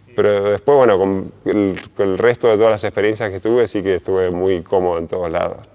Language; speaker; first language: Spanish; native; Spanish